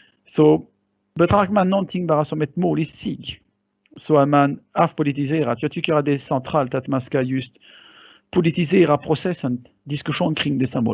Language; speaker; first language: Swedish; non-native, fluent; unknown